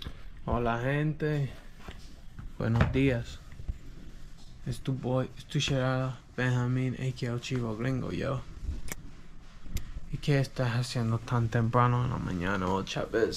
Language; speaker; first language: Spanish; non-native, learner; English